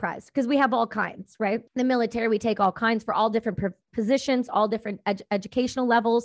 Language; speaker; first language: English; native; English